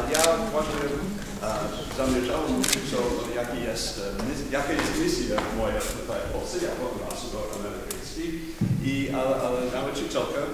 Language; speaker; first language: Polish; non-native, fluent; English